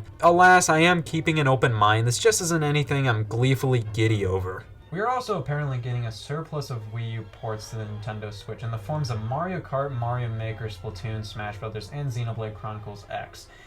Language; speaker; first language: English; native; English